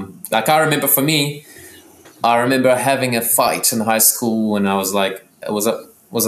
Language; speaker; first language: English; early bilingual, other home language; Arabic